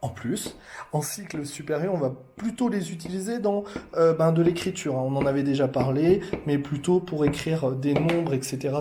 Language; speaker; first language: French; native; French